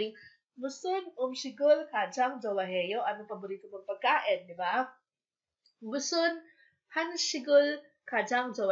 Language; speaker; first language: Korean; non-native, fluent; Filipino